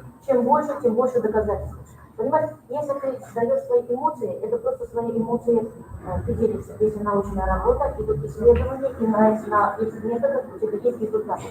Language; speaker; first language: Russian; non-native, local second language; Kazakh